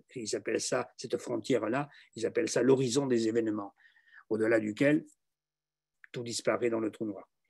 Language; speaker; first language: French; native; French